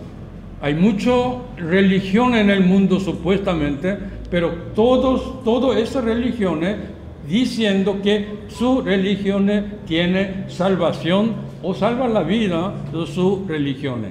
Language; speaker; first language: Spanish; non-native, learner; Korean